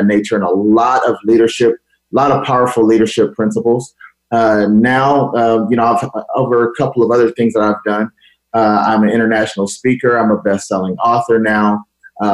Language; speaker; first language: English; native; English